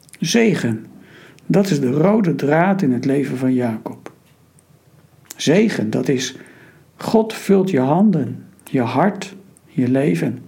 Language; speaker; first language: Dutch; native; Dutch